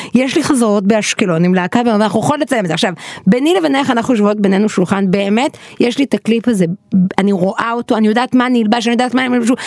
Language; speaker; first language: Hebrew; native; Hebrew